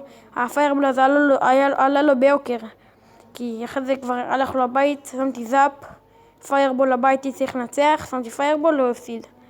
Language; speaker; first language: Hebrew; native; Hebrew